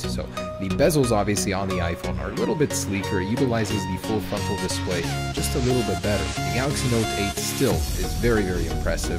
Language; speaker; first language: English; native; English